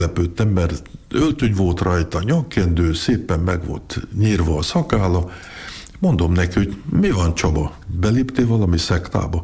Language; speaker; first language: Hungarian; early bilingual, heritage; Hungarian